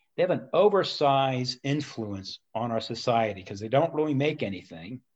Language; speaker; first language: English; native; English